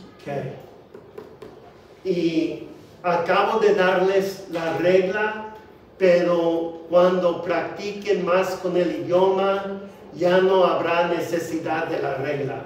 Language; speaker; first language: Spanish; non-native, fluent; English